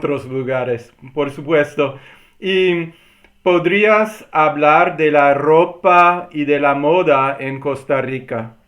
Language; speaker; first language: Spanish; non-native, learner; English